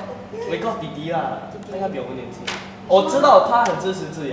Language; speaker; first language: Chinese; native; Chinese